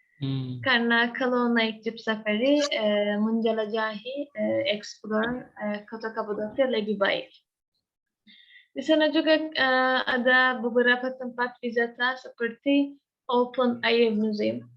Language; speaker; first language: Indonesian; non-native, learner; Turkish